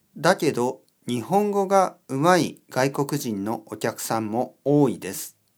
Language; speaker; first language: Japanese; native; Japanese